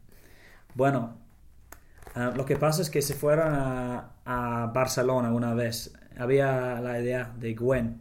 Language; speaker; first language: Spanish; non-native, learner; English